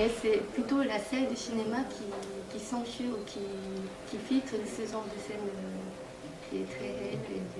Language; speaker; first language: French; non-native, fluent; Korean